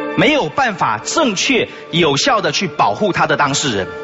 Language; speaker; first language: Chinese; native; Chinese